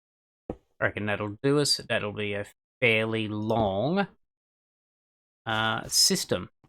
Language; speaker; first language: English; native; English